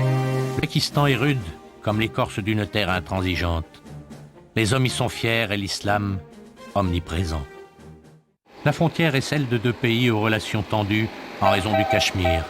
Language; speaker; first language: French; native; French